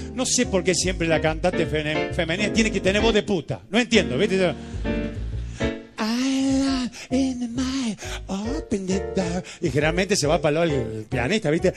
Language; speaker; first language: Spanish; native; Spanish